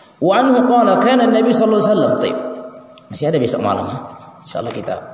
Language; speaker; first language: Indonesian; native; Indonesian